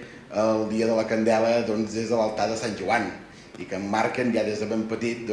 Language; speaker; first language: Catalan; native; Catalan